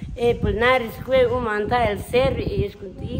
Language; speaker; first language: Spanish; non-native, local second language; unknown